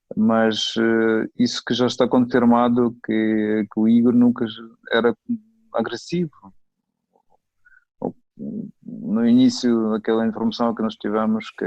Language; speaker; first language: Portuguese; non-native, fluent; Ukrainian